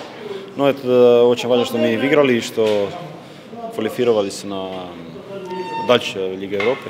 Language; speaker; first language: Russian; non-native, learner; Serbian